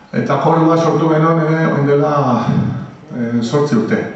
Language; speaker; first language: Basque; native; Basque